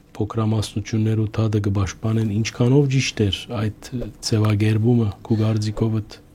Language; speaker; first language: Armenian; early bilingual, heritage; Armenian